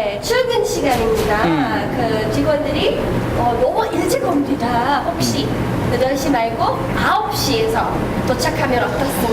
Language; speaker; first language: Korean; non-native, learner; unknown